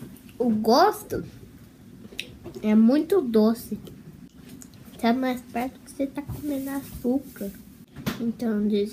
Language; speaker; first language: Portuguese; early bilingual, heritage; Portuguese